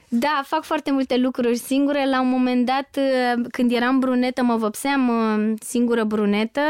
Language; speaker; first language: Romanian; native; Romanian